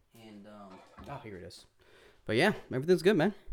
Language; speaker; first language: English; non-native, fluent; Spanish